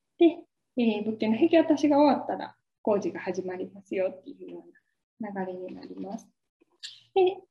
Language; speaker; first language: Japanese; native; Japanese